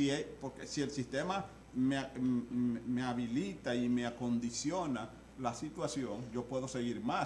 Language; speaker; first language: Spanish; native; Spanish